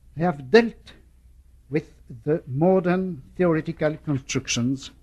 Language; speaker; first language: English; non-native, fluent; French